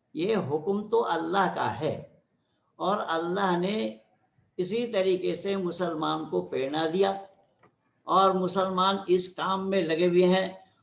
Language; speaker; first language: Hindi; non-native, local second language; Bangla